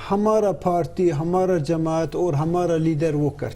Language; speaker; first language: Hindi; non-native, learner; Turkish